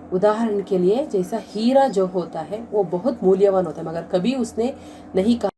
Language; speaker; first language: Hindi; non-native, local second language; Kannada